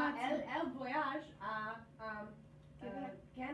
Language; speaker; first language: French; non-native, learner; English